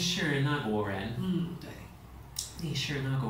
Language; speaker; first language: Chinese; non-native, learner; English